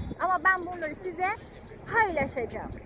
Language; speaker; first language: Turkish; non-native, fluent; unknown